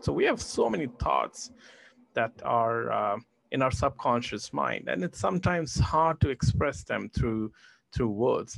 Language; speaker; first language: English; non-native, local second language; Hindi